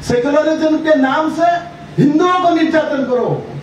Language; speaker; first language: Hindi; non-native, local second language; Bangla